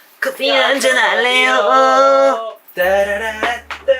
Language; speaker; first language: Korean; native; Korean